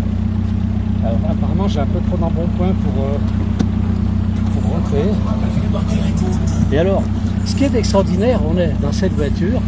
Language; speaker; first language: French; native; French